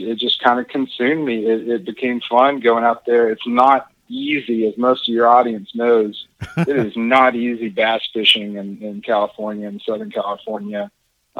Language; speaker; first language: English; native; English